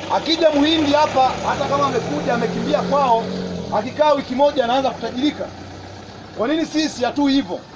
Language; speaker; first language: Swahili; native; Swahili